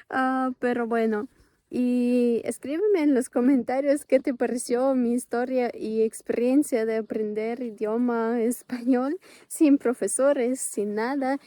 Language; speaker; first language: Spanish; non-native, fluent; Ukrainian